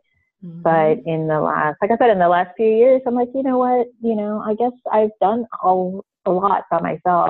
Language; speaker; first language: English; native; English